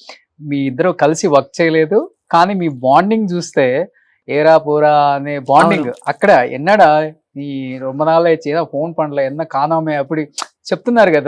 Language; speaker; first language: Telugu; native; Telugu